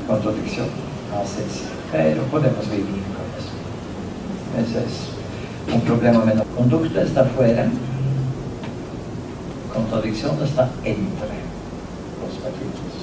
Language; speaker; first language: Spanish; non-native, fluent; Norwegian